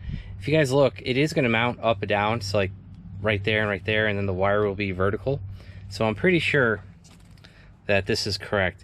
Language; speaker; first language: English; native; English